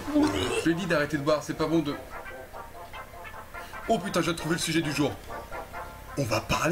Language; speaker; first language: French; native; French